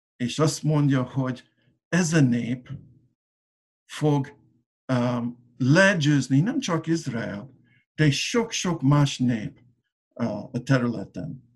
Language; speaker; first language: Hungarian; non-native, learner; English